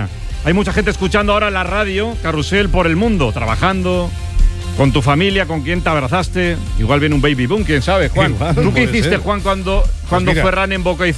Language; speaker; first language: Spanish; native; Spanish